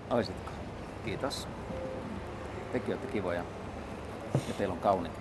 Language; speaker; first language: Finnish; native; Finnish